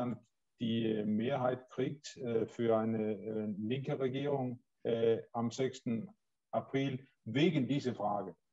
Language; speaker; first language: German; non-native, learner; Danish